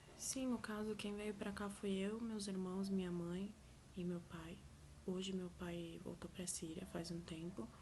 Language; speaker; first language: Portuguese; early bilingual, other home language; Arabic